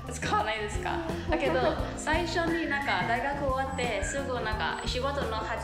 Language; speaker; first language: Japanese; non-native, fluent; Burmese